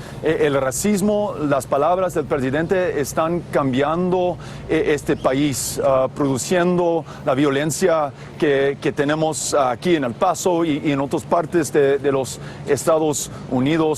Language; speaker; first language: Spanish; non-native, fluent; English